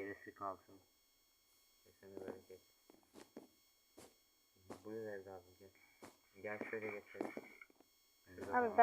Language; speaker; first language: Turkish; native; Turkish